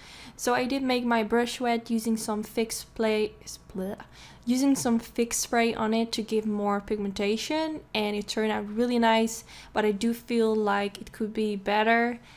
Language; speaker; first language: English; non-native, fluent; Dutch